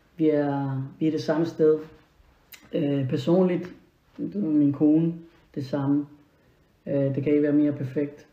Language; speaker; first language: Danish; non-native, fluent; Spanish